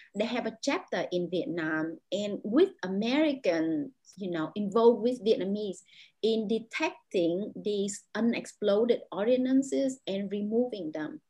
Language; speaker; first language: English; non-native, fluent; Vietnamese